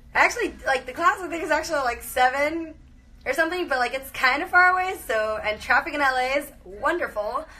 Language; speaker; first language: English; early bilingual, other home language; Spanish